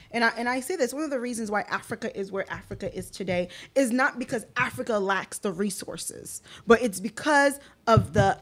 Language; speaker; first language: English; early bilingual, other home language; Haitian Creole